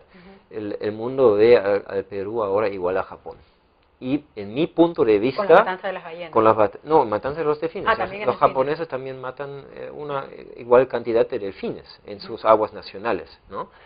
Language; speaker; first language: Spanish; non-native, fluent; German